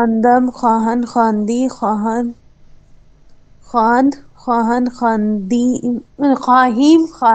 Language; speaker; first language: Persian; non-native, learner; Urdu